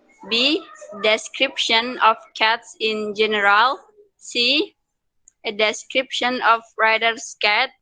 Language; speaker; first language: English; non-native, learner; Indonesian